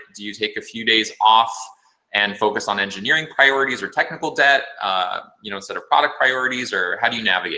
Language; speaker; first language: English; native; English